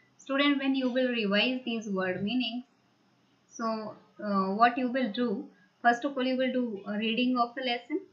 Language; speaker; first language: English; non-native, local second language; Hindi